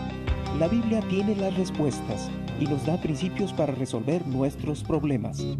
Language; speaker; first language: Spanish; native; Spanish